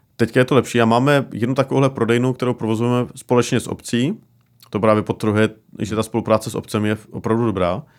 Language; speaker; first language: Czech; native; Czech